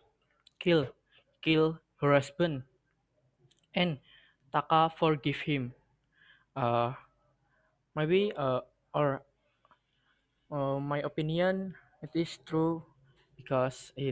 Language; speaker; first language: English; non-native, learner; Indonesian